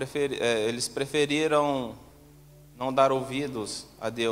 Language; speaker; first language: Portuguese; native; Portuguese